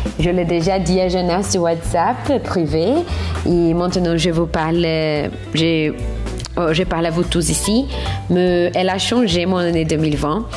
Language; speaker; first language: French; non-native, learner; Portuguese